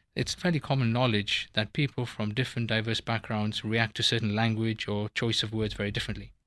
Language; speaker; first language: English; native; English